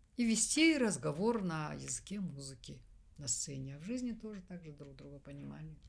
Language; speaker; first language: Russian; non-native, local second language; Kazakh